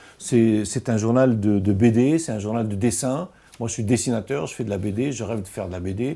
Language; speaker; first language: French; non-native, local second language; Arabic